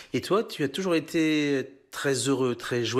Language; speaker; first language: French; native; French